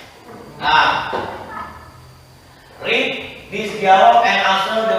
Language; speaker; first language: English; non-native, learner; Indonesian